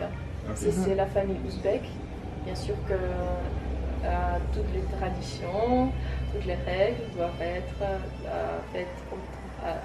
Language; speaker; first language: French; non-native, fluent; Tajik